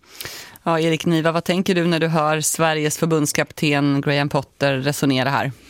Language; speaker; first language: Swedish; native; Swedish